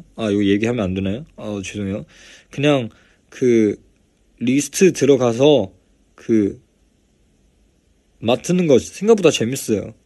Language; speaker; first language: Korean; non-native, fluent; Chinese